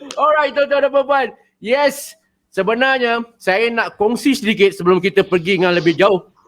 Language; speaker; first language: Malay; native; Malay